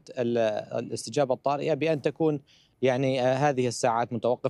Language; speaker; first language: Arabic; native; Arabic